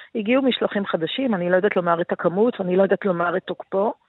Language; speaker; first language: Hebrew; native; Hebrew